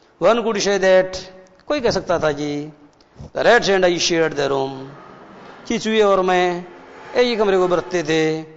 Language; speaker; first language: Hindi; native; Hindi